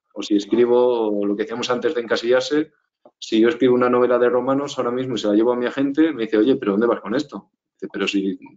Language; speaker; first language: Spanish; native; Spanish